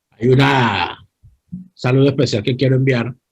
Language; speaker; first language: Spanish; native; Spanish